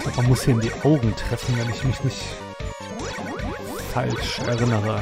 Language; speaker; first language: German; native; German